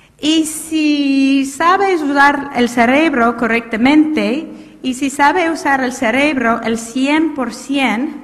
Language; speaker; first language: Spanish; non-native, fluent; English